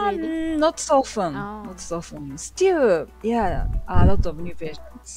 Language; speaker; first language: English; non-native, learner; Japanese